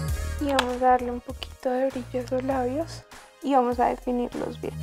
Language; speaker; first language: Spanish; native; Spanish